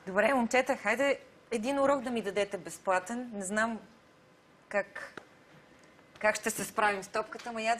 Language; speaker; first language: Bulgarian; native; Bulgarian